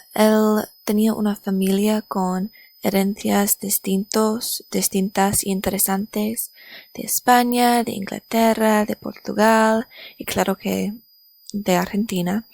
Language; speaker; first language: Spanish; non-native, learner; English